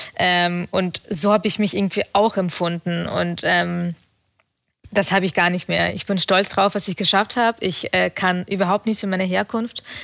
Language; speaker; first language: German; early bilingual, other home language; Russian